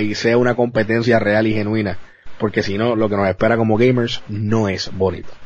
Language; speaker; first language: Spanish; native; Spanish